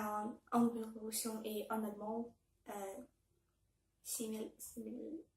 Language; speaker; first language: French; non-native, learner; Belarusian